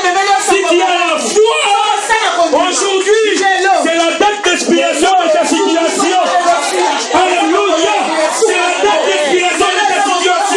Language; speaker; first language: French; non-native, local second language; Lingala